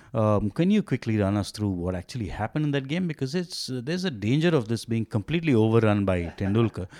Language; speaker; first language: English; non-native, local second language; Tamil